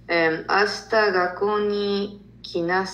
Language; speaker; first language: Japanese; non-native, learner; Spanish